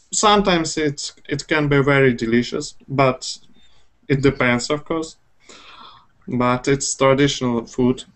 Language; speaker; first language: English; non-native, fluent; Russian